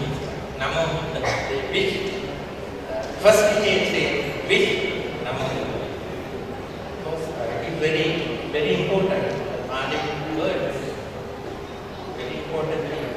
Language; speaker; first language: English; non-native, learner; Sinhala